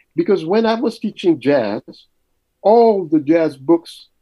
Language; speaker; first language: English; early bilingual, other home language; French